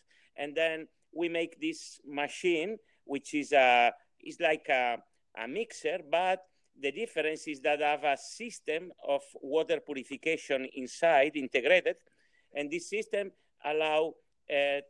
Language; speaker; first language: English; non-native, learner; Italian